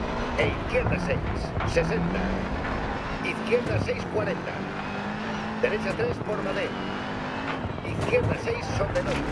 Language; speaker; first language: Spanish; native; Spanish